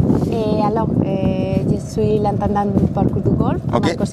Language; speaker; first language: French; non-native, learner; Spanish